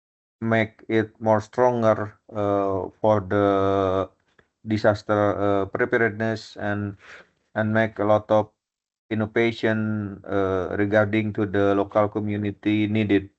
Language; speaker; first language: English; non-native, fluent; Indonesian